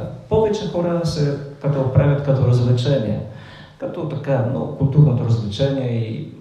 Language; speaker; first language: Bulgarian; non-native, fluent; Polish